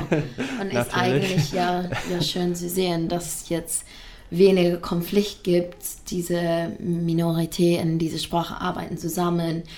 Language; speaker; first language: German; non-native, fluent; English